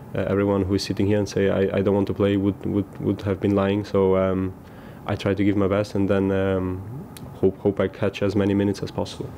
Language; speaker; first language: English; non-native, fluent; German